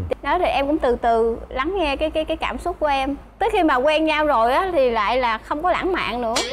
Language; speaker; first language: Vietnamese; native; Vietnamese